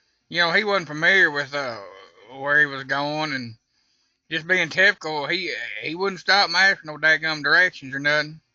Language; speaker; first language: English; native; English